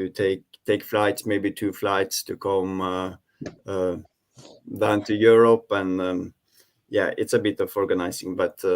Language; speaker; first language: English; non-native, fluent; Norwegian